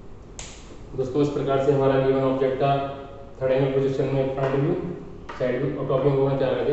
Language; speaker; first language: Hindi; native; Hindi